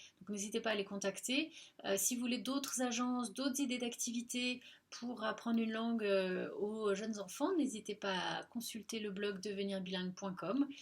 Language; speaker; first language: French; native; French